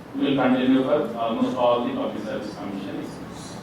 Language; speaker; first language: English; non-native, local second language; Telugu